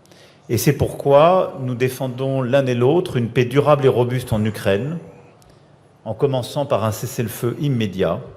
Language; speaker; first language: French; native; French